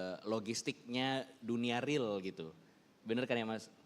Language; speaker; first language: Indonesian; native; Indonesian